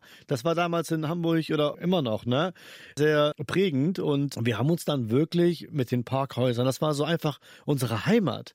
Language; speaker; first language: German; early bilingual, other home language; Albanian